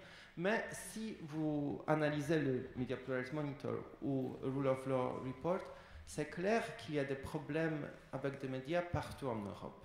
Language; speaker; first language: French; non-native, fluent; Polish